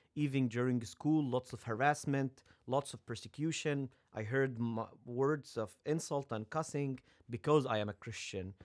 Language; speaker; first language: English; non-native, fluent; Arabic